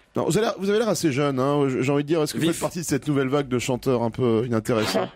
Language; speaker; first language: French; native; French